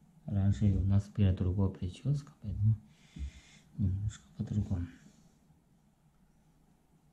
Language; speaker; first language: Russian; non-native, learner; Chinese